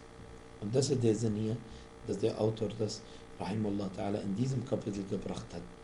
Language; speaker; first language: German; non-native, fluent; Arabic